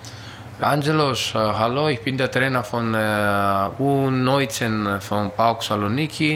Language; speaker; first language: German; non-native, fluent; Greek